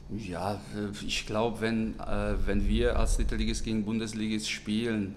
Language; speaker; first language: German; non-native, fluent; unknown